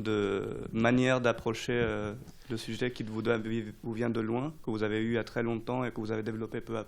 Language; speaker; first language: French; non-native, fluent; Spanish